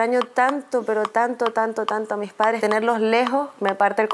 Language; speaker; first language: Spanish; native; Spanish